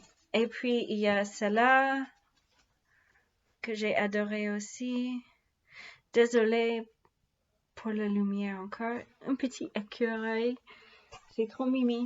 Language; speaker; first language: French; non-native, fluent; English